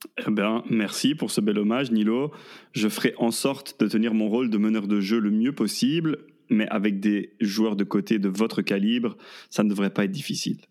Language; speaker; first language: French; native; French